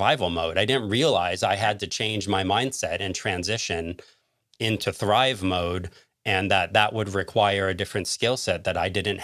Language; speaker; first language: English; native; English